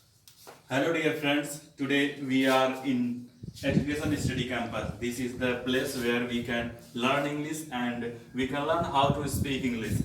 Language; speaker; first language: English; non-native, local second language; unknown